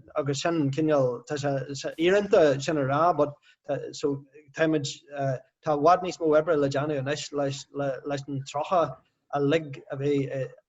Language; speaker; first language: Irish; non-native, local second language; English